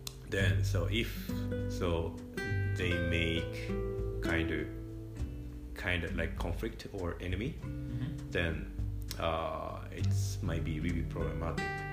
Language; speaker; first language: English; non-native, fluent; Japanese